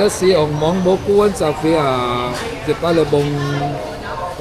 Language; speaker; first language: French; non-native, learner; Thai